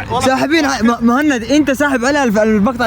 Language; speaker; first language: Arabic; native; Arabic